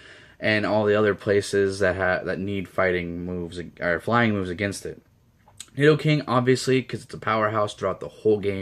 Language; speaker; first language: English; native; English